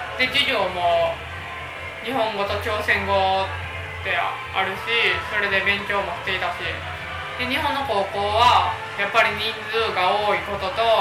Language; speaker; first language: Japanese; native; Japanese